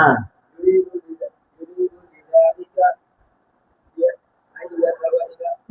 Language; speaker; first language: Arabic; non-native, learner; Bangla